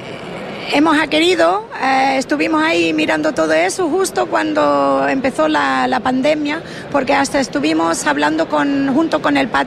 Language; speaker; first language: Spanish; non-native, fluent; English